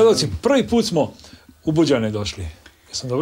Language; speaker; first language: Bosnian; native; Bosnian